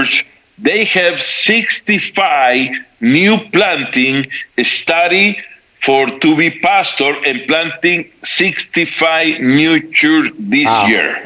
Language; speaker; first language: English; non-native, learner; Spanish